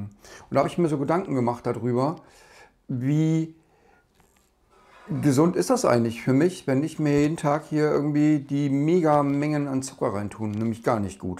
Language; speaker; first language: German; native; German